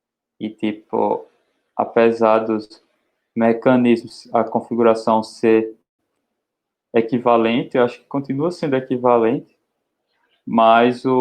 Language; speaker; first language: Portuguese; native; Portuguese